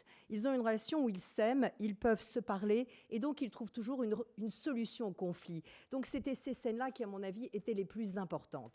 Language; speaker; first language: French; native; French